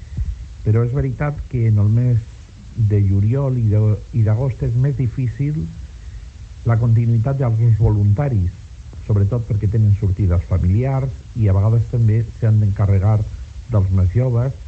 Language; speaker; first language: Catalan; non-native, local second language; Spanish